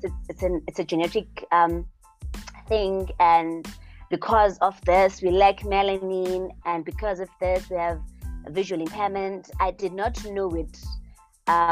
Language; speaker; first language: English; non-native, local second language; Xhosa